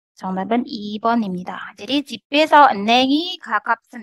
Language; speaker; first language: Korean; non-native, fluent; Indonesian